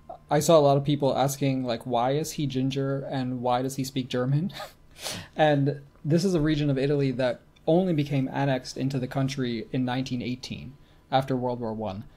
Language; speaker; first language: English; native; English